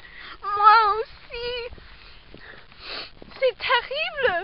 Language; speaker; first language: French; non-native, learner; English